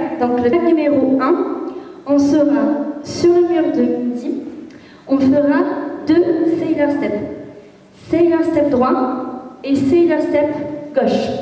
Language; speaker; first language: French; native; French